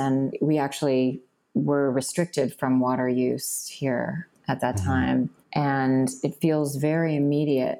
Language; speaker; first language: English; native; English